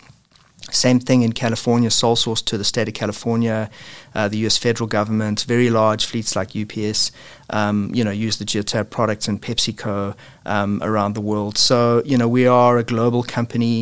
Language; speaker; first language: English; native; English